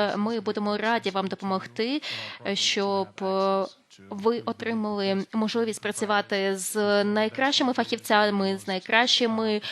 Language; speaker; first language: Ukrainian; non-native, fluent; Lithuanian